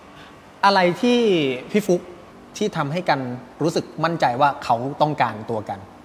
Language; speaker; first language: Thai; native; Thai